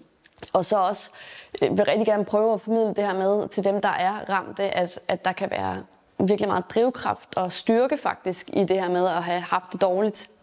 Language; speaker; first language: Danish; native; Danish